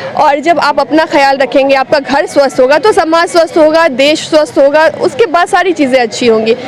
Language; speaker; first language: Hindi; native; Hindi